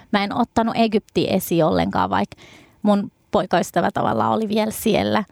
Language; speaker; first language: Finnish; early bilingual, other home language; Arabic